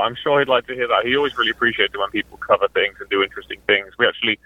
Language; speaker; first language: English; native; English